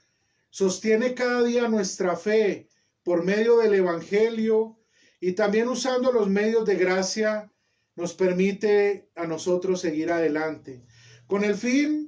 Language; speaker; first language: Spanish; native; Spanish